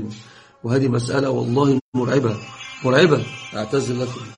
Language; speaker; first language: Arabic; native; Arabic